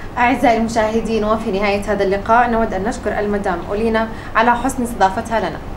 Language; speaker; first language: Arabic; native; Arabic